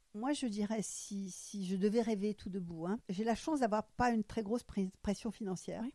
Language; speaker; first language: French; non-native, fluent; German